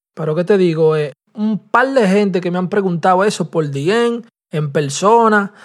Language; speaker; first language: Spanish; early bilingual, heritage; Spanish